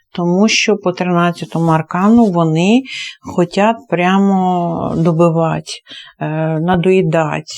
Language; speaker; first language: Ukrainian; non-native, local second language; Russian